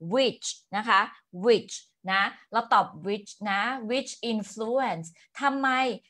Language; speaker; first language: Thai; native; Thai